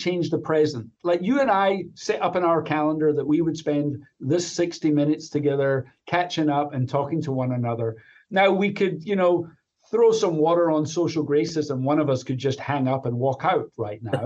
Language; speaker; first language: English; native; English